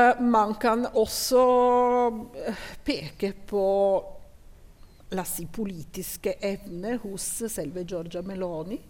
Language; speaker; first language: Norwegian; non-native, fluent; Italian